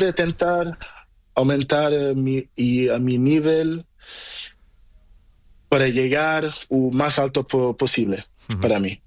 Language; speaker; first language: Spanish; non-native, learner; Portuguese